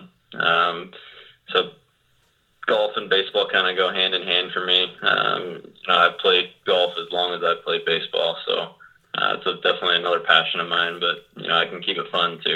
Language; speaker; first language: English; native; English